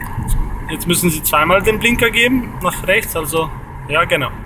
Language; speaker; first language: German; native; German